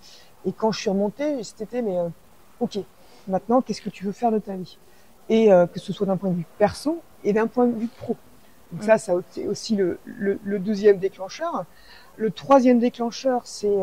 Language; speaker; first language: French; native; French